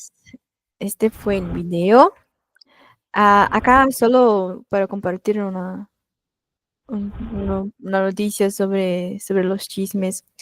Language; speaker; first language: Spanish; non-native, fluent; Portuguese